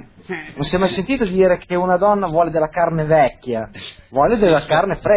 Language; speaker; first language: Italian; native; Italian